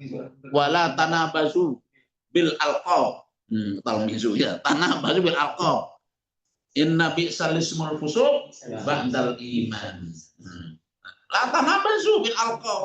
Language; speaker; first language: Arabic; non-native, fluent; Indonesian